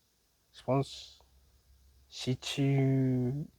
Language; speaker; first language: French; non-native, learner; English